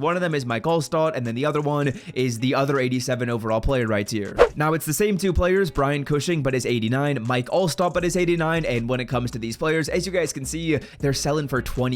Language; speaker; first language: English; native; English